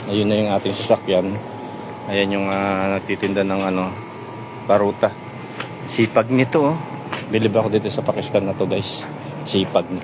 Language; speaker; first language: Filipino; non-native, local second language; Pampanga